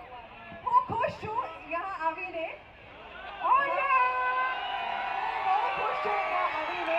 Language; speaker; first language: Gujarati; non-native, learner; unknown